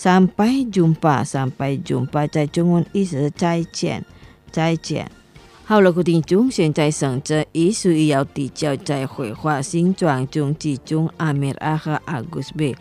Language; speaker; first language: Chinese; non-native, learner; Indonesian